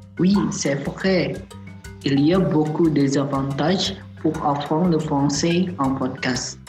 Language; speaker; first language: French; non-native, learner; Chinese